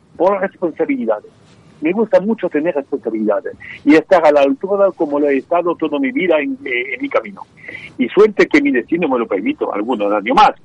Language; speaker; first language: Spanish; non-native, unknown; French